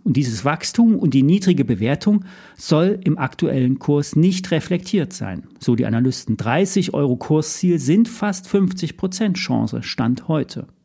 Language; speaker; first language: German; native; German